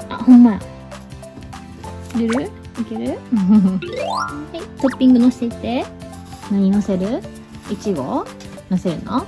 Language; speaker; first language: Japanese; native; Japanese